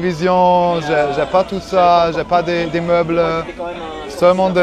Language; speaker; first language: French; non-native, learner; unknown